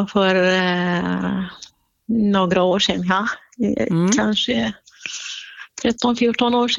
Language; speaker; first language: Swedish; non-native, fluent; Central Kurdish